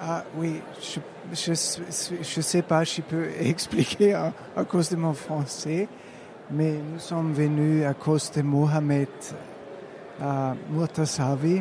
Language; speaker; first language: French; non-native, learner; German